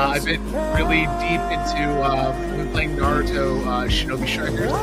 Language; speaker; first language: English; native; English